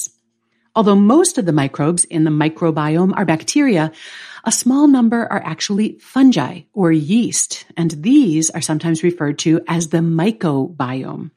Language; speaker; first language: English; native; English